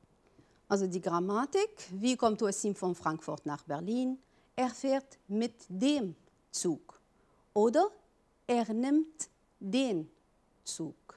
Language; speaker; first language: German; non-native, fluent; Arabic